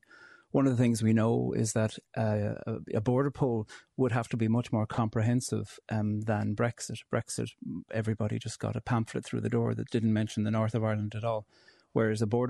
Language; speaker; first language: English; native; English